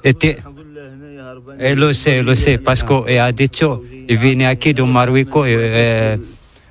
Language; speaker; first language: Spanish; non-native, learner; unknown